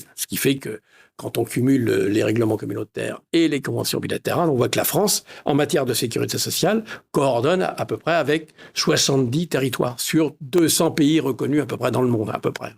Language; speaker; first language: French; native; French